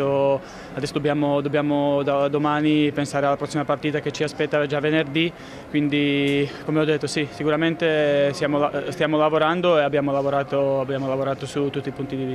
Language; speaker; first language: Italian; non-native, fluent; Slovak